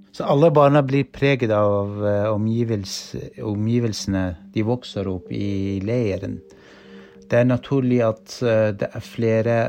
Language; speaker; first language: Norwegian; non-native, fluent; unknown